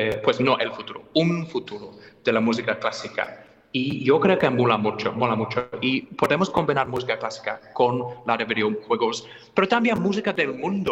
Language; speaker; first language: Spanish; non-native, fluent; English